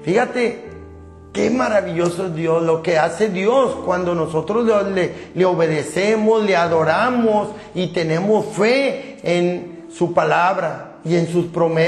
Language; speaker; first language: Spanish; native; Spanish